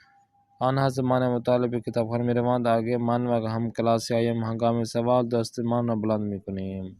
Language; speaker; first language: Persian; non-native, fluent; Urdu